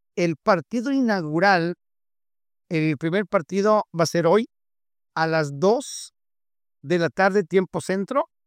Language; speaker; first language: Spanish; native; Spanish